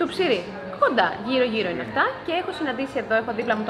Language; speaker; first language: Greek; native; Greek